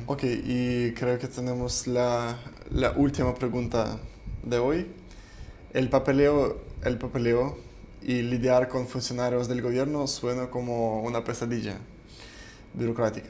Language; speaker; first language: Spanish; non-native, fluent; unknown